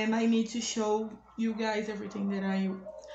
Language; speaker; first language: English; non-native, learner; Portuguese